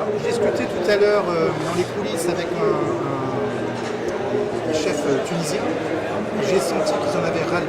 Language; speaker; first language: French; native; French